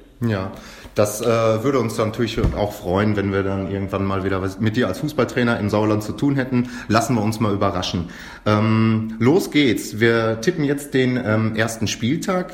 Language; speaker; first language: German; native; German